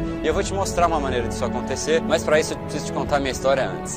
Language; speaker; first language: Portuguese; native; Portuguese